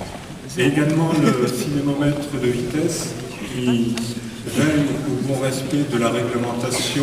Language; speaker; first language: French; native; French